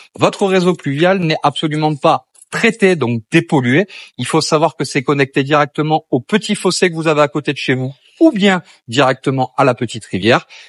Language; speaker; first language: French; native; French